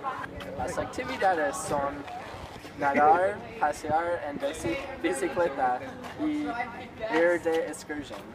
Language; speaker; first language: Spanish; non-native, learner; English